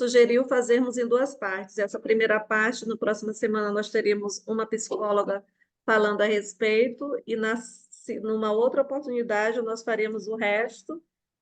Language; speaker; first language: Portuguese; native; Portuguese